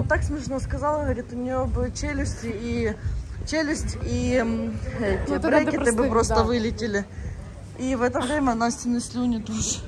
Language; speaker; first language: Russian; non-native, local second language; Ukrainian